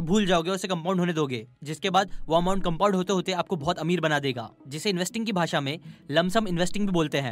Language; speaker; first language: Hindi; native; Hindi